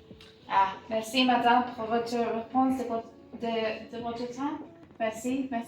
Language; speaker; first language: French; non-native, learner; English